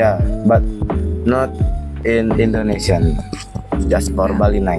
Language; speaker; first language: English; non-native, learner; Indonesian